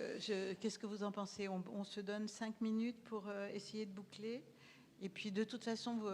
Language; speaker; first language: French; native; French